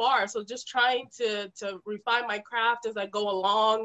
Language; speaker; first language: English; native; English